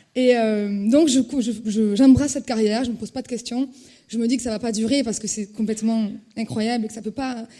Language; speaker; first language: French; native; French